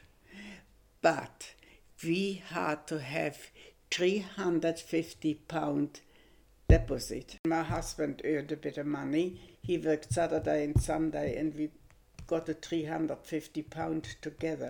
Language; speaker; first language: English; non-native, fluent; German